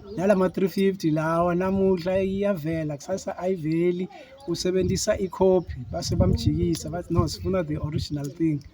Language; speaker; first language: Zulu; non-native, local second language; Swati